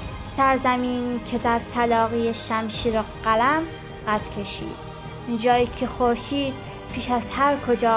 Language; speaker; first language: Persian; native; Persian